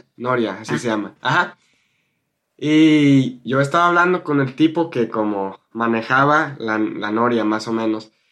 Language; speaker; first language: Spanish; non-native, fluent; English